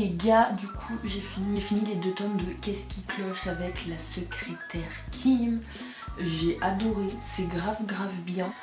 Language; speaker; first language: French; native; French